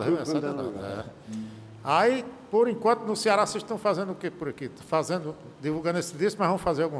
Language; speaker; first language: Portuguese; native; Portuguese